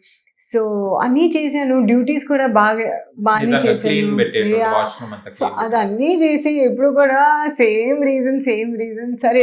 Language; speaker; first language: Telugu; non-native, learner; Hindi